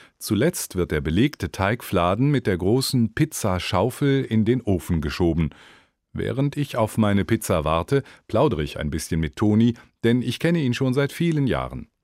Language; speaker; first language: German; native; German